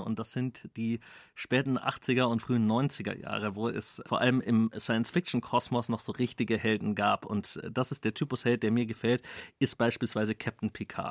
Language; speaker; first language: German; native; German